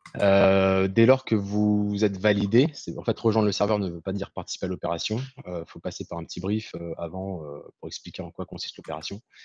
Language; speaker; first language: French; native; French